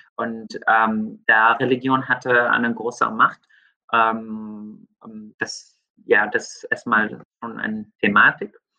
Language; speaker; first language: German; non-native, fluent; Arabic